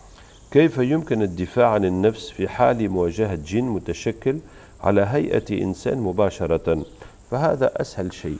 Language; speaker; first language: Arabic; native; Arabic